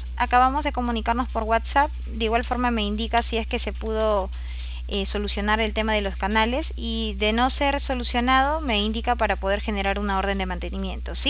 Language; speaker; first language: Spanish; native; Spanish